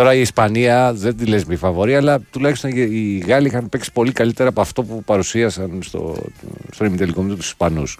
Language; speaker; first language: Greek; native; Greek